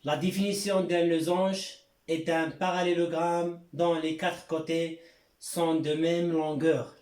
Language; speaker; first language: French; non-native, local second language; Arabic